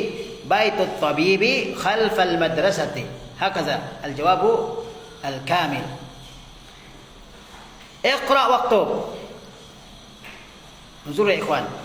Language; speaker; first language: Arabic; non-native, fluent; Indonesian